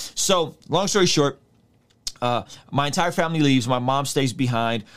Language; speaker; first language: English; early bilingual, other home language; Russian